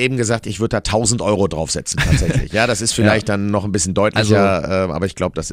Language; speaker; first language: German; native; German